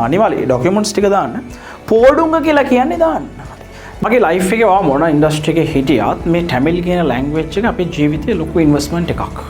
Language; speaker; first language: Sinhala; non-native, local second language; Tamil